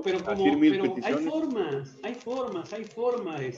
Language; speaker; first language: Spanish; native; Spanish